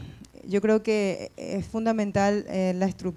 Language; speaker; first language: Portuguese; non-native, learner; Spanish